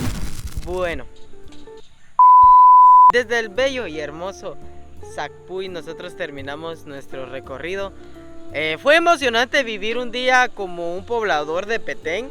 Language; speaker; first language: Spanish; native; Spanish